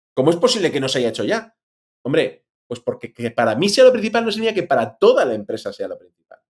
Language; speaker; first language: Spanish; native; Spanish